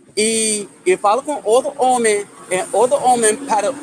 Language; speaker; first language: Portuguese; non-native, learner; English